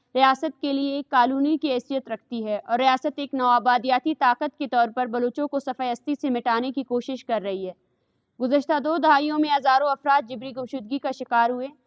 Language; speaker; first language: Urdu; non-native, local second language; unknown